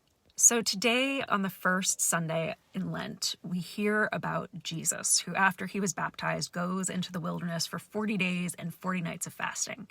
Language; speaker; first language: English; native; English